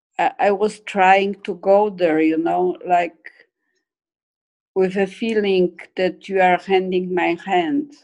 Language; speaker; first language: English; non-native, fluent; Polish